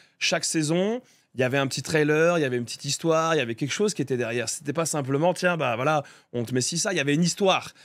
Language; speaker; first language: French; native; French